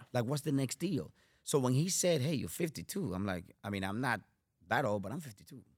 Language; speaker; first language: English; non-native, fluent; Spanish